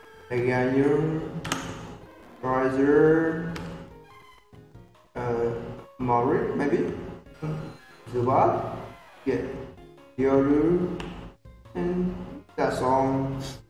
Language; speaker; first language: English; non-native, learner; Vietnamese